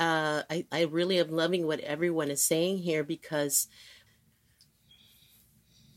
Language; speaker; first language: English; native; English